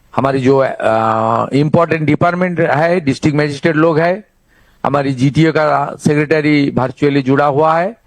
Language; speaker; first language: Hindi; non-native, local second language; Bangla